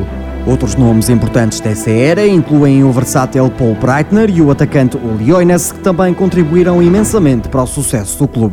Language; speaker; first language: Portuguese; native; Portuguese